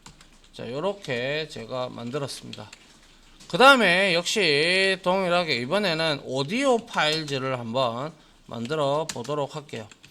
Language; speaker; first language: Korean; native; Korean